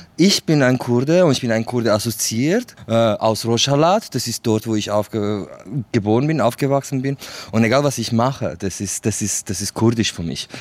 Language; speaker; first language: German; non-native, fluent; Kurdish